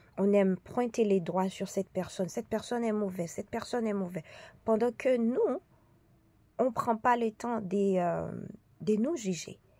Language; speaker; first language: French; early bilingual, other home language; Haitian Creole